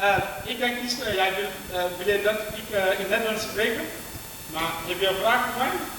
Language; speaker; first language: Dutch; non-native, learner; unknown